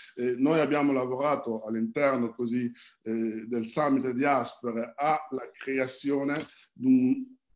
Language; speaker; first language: Italian; non-native, fluent; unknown